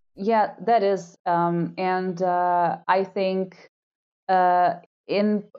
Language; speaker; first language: English; non-native, fluent; Portuguese